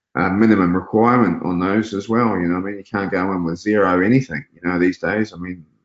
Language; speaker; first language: English; native; English